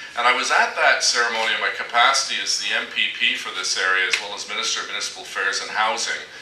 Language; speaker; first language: English; native; English